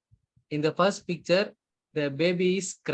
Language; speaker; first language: English; non-native, learner; Tamil